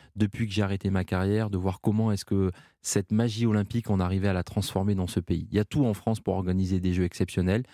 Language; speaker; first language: French; native; French